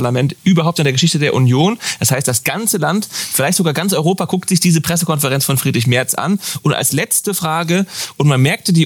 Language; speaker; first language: German; native; German